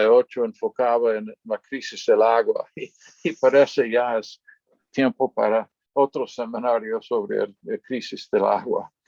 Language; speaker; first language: Spanish; non-native, fluent; English